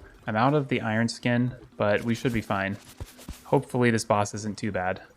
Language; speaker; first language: English; native; English